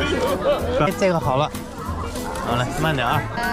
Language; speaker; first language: Chinese; native; Chinese